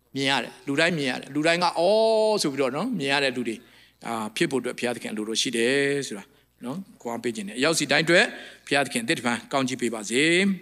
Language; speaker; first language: Burmese; non-native, local second language; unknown